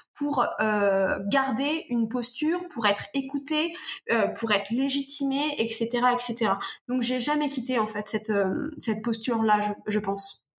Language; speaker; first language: French; native; French